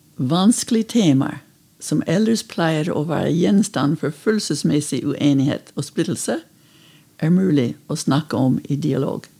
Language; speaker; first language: Norwegian; non-native, fluent; English